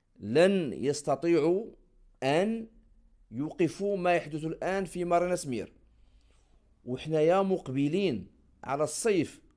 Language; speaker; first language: Arabic; native; Arabic